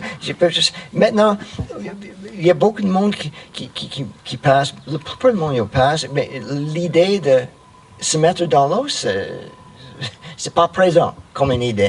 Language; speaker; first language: French; non-native, fluent; English